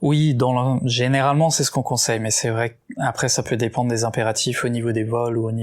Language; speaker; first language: French; native; French